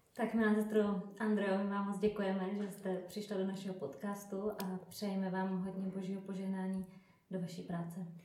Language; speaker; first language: Czech; native; Czech